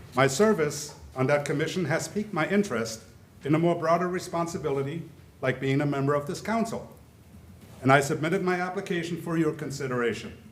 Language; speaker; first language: English; early bilingual, other home language; German